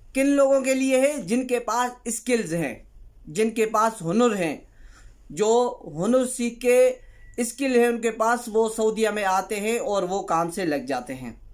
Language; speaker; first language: Urdu; non-native, local second language; Sindhi